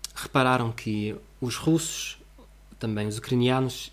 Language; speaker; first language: Portuguese; non-native, fluent; Russian